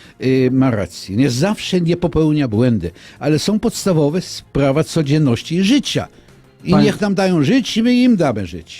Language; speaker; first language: Polish; non-native, fluent; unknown